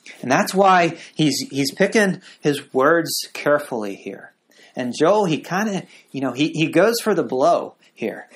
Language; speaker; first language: English; native; English